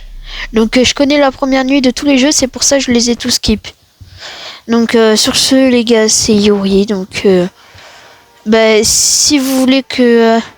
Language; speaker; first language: French; native; French